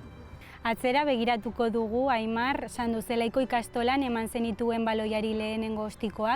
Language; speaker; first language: Basque; native; Basque